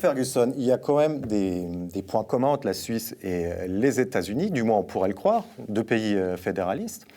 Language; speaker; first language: French; native; French